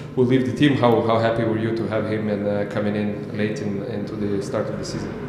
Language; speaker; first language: English; non-native, fluent; Lithuanian